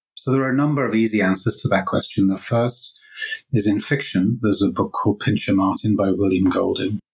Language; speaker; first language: English; native; English